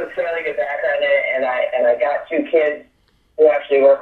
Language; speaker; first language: English; native; English